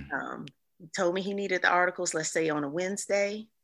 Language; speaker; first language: English; native; English